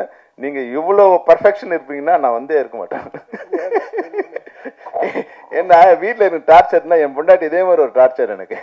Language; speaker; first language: Tamil; native; Tamil